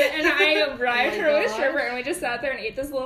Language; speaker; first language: English; native; English